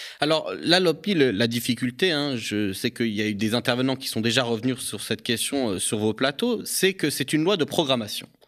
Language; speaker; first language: French; native; French